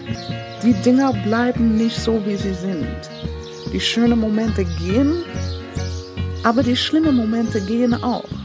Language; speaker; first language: German; non-native, fluent; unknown